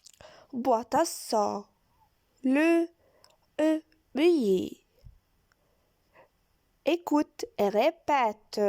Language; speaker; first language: French; non-native, fluent; Arabic